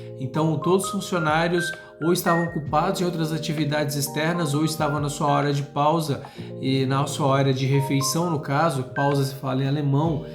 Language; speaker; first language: Portuguese; native; Portuguese